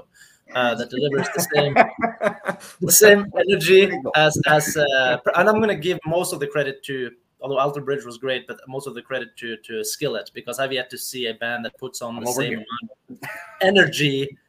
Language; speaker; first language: English; non-native, fluent; Norwegian